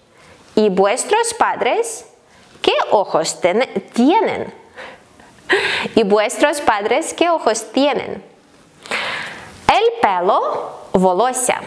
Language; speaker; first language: Spanish; non-native, fluent; Ukrainian